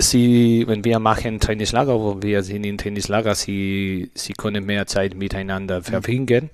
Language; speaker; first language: German; non-native, learner; Spanish